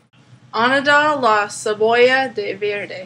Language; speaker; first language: Spanish; non-native, learner; English